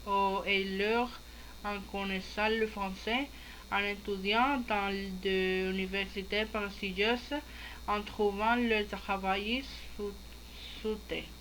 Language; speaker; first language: French; non-native, learner; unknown